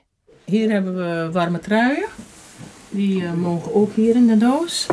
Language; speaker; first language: Dutch; non-native, local second language; Papiamento